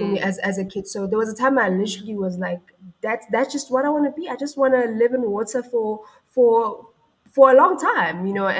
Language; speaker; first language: English; non-native, local second language; Tswana